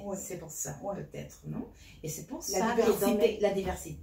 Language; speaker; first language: French; non-native, learner; Spanish